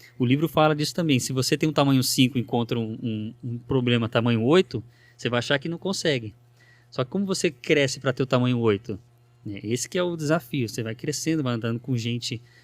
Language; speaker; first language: Portuguese; native; Portuguese